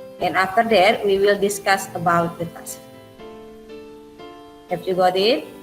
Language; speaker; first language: English; non-native, fluent; Indonesian